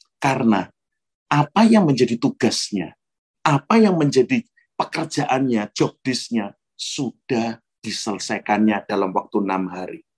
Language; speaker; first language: Indonesian; native; Indonesian